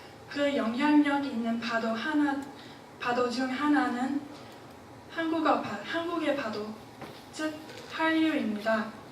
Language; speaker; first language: Korean; non-native, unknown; English